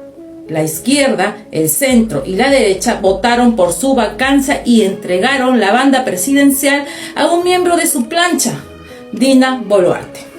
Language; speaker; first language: Spanish; native; Spanish